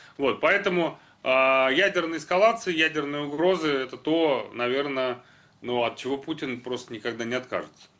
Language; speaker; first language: Russian; native; Russian